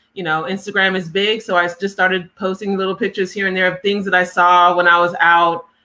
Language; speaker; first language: English; native; English